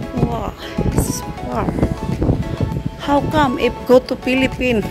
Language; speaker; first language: English; non-native, local second language; Filipino